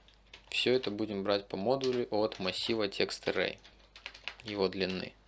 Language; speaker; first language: Russian; native; Russian